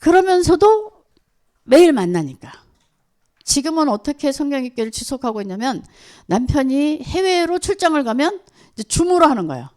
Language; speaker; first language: Korean; native; Korean